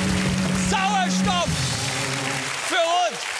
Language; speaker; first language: German; native; German